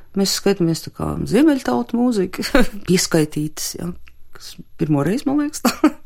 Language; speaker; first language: Latvian; native; Latvian